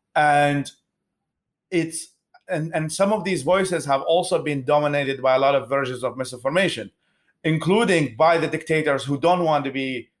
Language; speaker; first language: English; non-native, fluent; Arabic